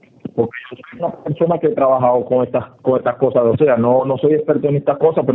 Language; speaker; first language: Spanish; native; Spanish